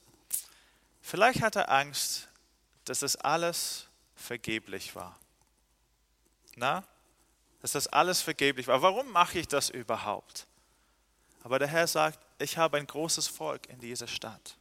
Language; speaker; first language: German; non-native, fluent; English